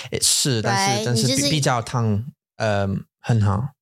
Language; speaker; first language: Chinese; non-native, learner; English